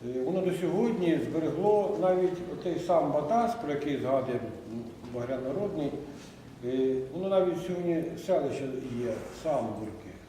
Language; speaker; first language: Ukrainian; native; Ukrainian